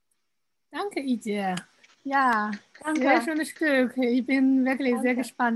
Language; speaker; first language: German; non-native, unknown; Chinese